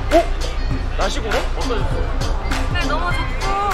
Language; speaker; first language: Korean; native; Korean